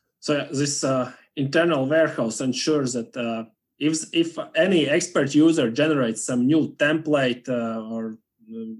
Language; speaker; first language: English; non-native, fluent; Latvian